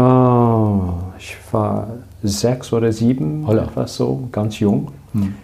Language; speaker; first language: German; non-native, learner; English